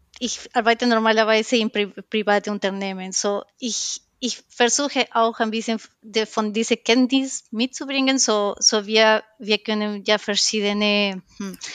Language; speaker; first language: German; non-native, learner; Spanish